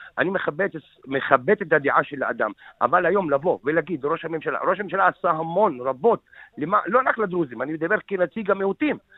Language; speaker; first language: Hebrew; non-native, local second language; Arabic